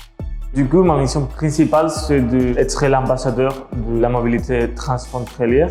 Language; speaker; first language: French; non-native, fluent; Spanish